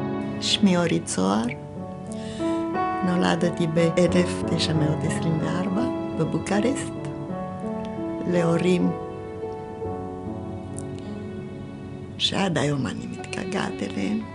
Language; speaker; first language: Hebrew; non-native, fluent; Romanian